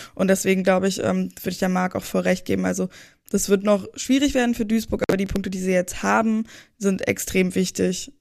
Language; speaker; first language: German; native; German